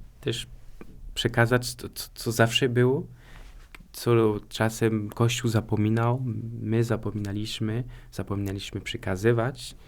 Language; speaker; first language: Polish; non-native, fluent; French